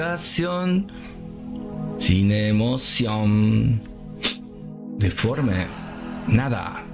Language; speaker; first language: Spanish; native; Spanish